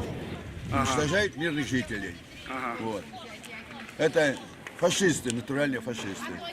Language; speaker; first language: Russian; native; Russian